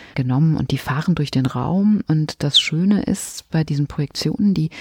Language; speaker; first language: German; native; German